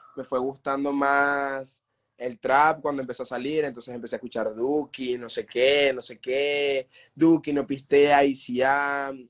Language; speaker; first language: Spanish; native; Spanish